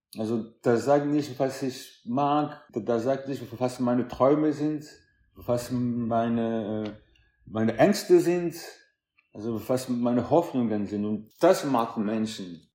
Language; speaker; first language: German; non-native, fluent; French